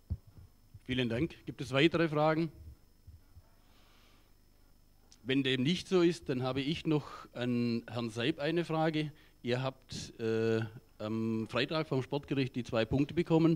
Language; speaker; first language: German; native; German